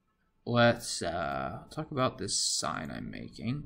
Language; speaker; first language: English; native; English